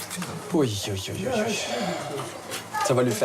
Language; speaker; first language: French; native; French